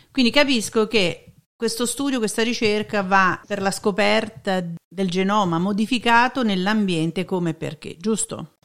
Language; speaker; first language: Italian; native; Italian